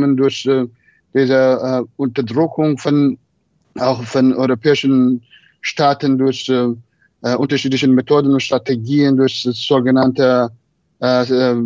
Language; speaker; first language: German; non-native, fluent; Persian